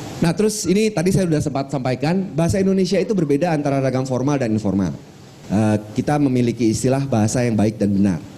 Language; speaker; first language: Indonesian; non-native, local second language; Minangkabau